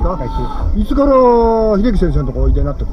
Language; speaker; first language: Japanese; native; Japanese